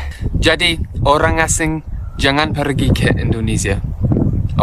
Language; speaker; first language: Indonesian; non-native, learner; English